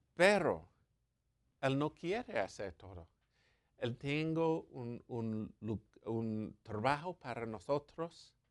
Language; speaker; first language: Spanish; non-native, learner; English